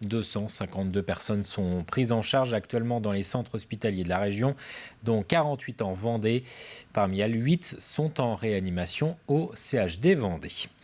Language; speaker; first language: French; native; French